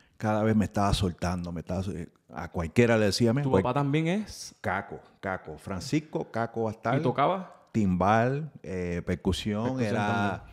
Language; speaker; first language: Spanish; early bilingual, heritage; Spanish